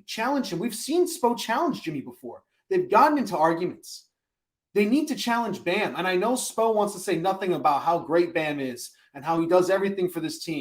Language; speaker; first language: English; native; English